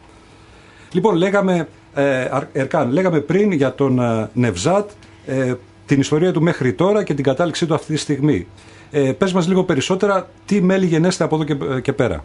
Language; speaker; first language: Greek; native; Greek